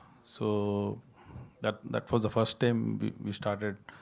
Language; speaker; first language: Telugu; native; Telugu